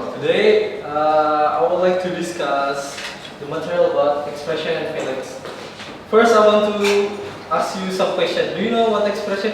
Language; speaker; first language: English; non-native, fluent; Indonesian